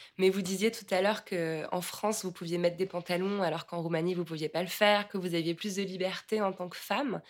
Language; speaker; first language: French; native; French